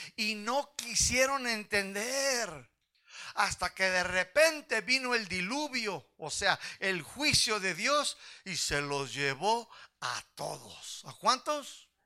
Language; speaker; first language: Spanish; early bilingual, heritage; Spanish